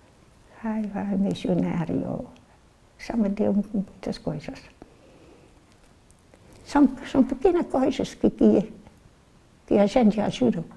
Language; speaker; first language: Portuguese; non-native, learner; Dutch